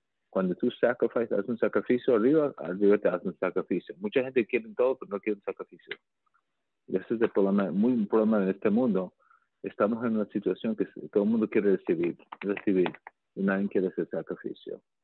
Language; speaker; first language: Spanish; native; Spanish